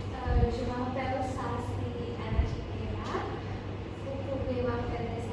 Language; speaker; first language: French; non-native, learner; Indonesian